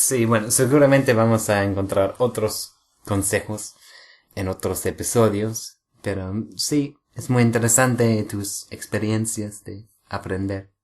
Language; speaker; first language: Spanish; non-native, fluent; English